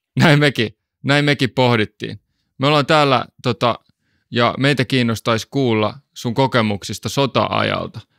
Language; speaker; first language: Finnish; native; Finnish